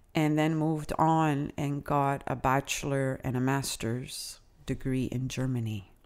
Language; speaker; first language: English; non-native, fluent; Italian